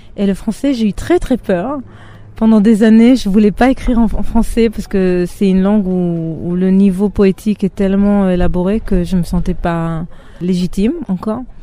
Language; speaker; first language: French; early bilingual, heritage; Hebrew